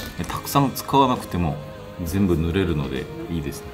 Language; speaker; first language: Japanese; non-native, fluent; Korean